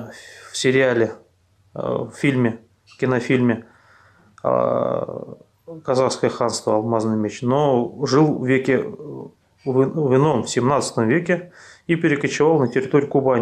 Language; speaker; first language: Russian; native; Russian